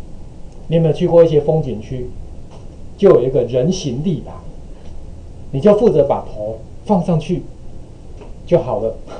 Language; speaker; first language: Chinese; native; Chinese